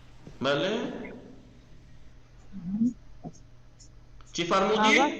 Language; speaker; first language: Persian; non-native, fluent; Urdu